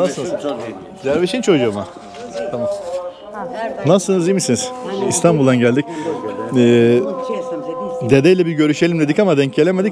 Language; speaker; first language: Turkish; native; Turkish